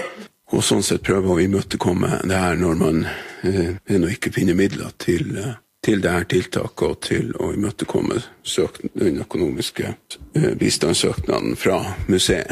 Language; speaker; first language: Norwegian; native; Norwegian